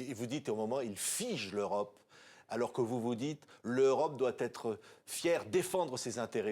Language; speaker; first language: French; native; French